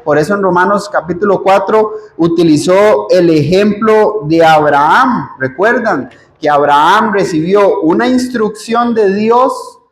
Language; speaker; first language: Spanish; native; Spanish